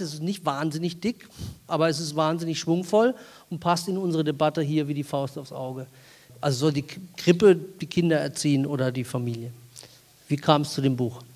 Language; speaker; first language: German; native; German